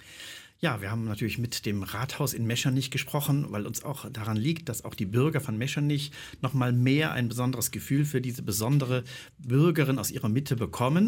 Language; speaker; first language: German; native; German